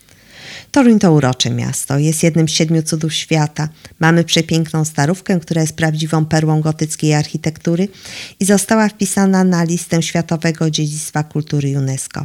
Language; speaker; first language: Polish; native; Polish